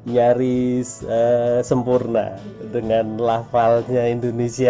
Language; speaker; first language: Indonesian; native; Indonesian